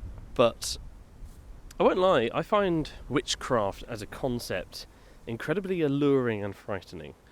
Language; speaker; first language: English; native; English